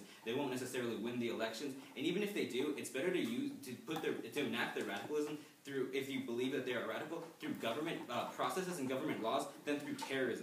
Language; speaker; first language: English; native; English